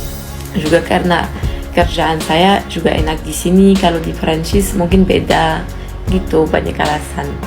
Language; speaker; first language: Indonesian; non-native, fluent; French